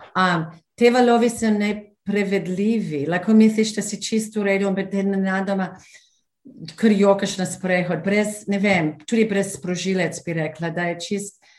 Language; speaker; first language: Slovenian; non-native, fluent; English